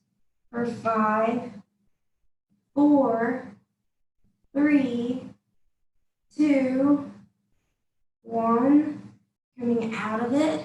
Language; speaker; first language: English; native; English